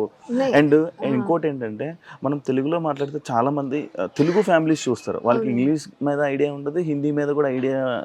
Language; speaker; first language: Telugu; native; Telugu